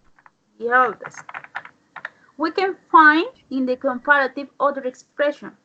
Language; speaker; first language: English; non-native, learner; Spanish